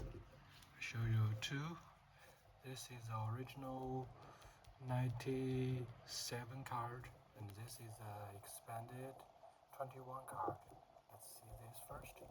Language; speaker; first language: English; non-native, learner; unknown